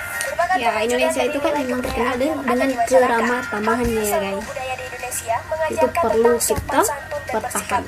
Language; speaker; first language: Indonesian; native; Indonesian